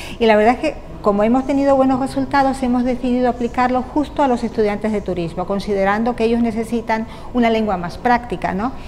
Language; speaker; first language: Spanish; native; Spanish